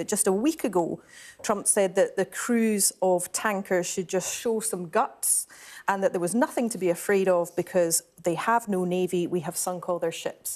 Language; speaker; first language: English; native; English